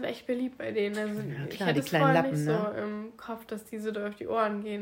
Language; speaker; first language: German; native; German